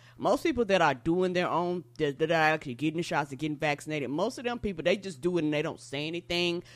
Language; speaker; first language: English; native; English